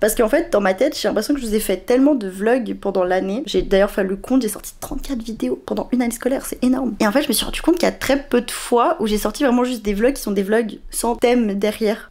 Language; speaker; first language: French; native; French